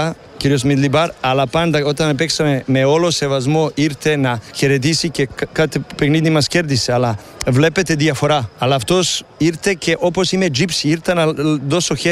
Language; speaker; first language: Greek; non-native, learner; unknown